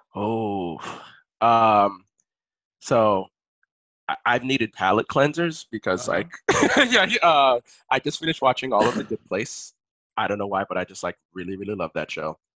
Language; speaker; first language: English; early bilingual, other home language; Haitian Creole